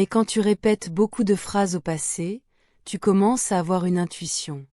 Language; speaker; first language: French; non-native, fluent; Portuguese